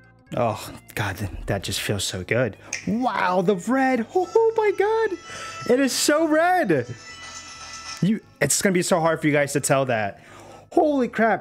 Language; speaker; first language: English; native; English